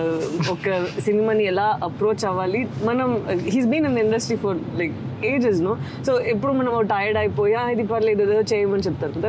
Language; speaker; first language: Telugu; non-native, fluent; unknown